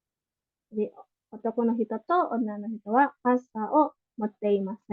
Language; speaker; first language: Japanese; non-native, fluent; Indonesian